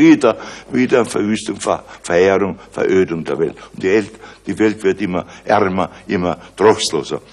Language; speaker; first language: German; native; German